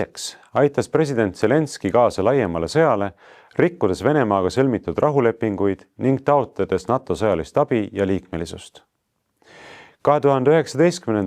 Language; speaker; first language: Estonian; native; Estonian